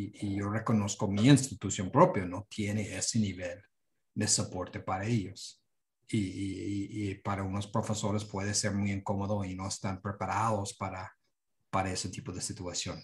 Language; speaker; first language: Spanish; non-native, fluent; English